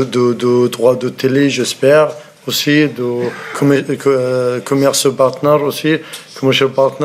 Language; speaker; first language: French; non-native, learner; Arabic